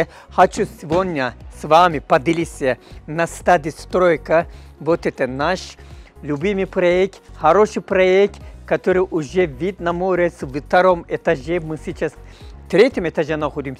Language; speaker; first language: Russian; non-native, fluent; Turkish